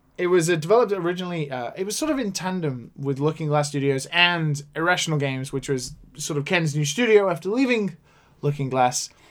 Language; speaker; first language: English; native; English